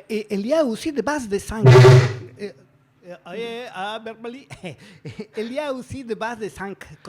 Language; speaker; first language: French; non-native, learner; Spanish